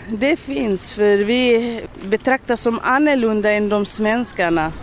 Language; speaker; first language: Swedish; early bilingual, other home language; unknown